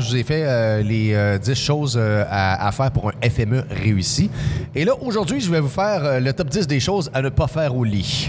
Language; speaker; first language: French; native; French